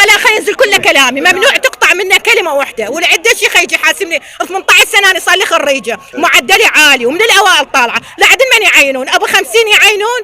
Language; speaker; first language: Arabic; native; Arabic